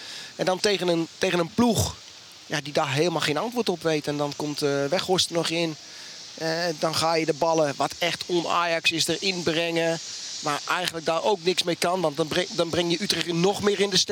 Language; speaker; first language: Dutch; native; Dutch